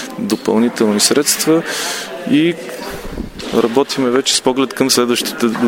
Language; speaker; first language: Bulgarian; native; Bulgarian